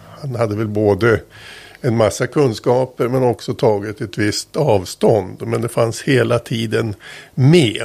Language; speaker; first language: Swedish; native; Swedish